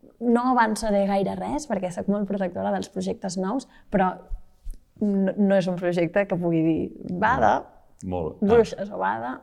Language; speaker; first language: Catalan; native; Catalan